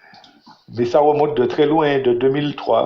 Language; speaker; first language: French; non-native, learner; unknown